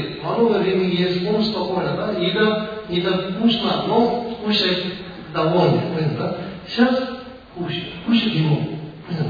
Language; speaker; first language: Russian; non-native, learner; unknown